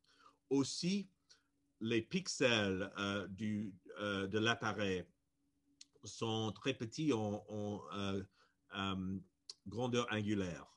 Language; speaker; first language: French; non-native, fluent; English